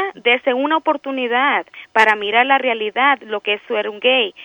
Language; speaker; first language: Spanish; early bilingual, heritage; Spanish